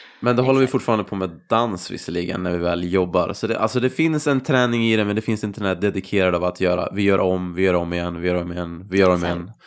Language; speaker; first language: Swedish; native; Swedish